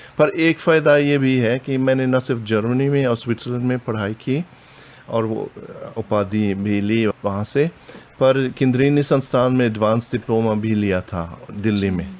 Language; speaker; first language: Hindi; non-native, fluent; German